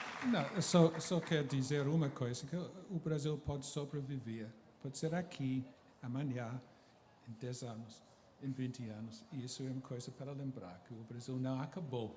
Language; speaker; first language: Portuguese; non-native, fluent; English